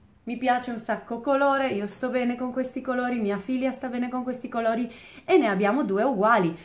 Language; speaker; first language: Italian; non-native, fluent; Polish